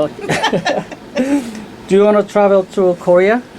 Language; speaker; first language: English; non-native, learner; Korean